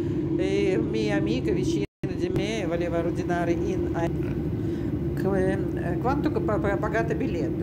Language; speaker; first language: Italian; non-native, learner; Russian